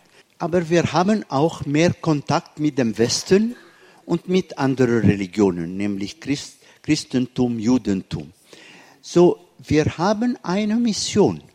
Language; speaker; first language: German; non-native, fluent; Arabic